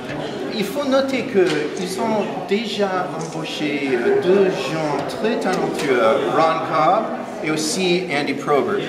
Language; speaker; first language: French; non-native, fluent; English